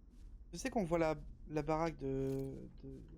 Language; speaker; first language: French; native; French